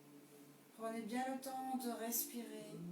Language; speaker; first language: French; native; French